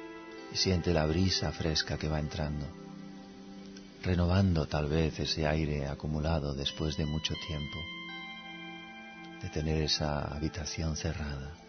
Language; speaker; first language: Spanish; native; Spanish